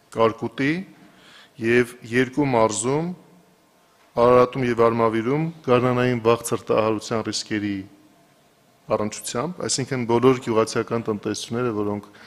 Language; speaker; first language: Armenian; native; Armenian